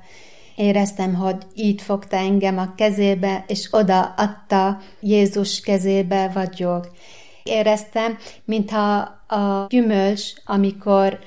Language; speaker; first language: Hungarian; non-native, learner; Arabic